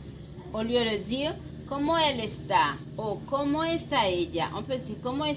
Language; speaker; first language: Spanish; non-native, fluent; French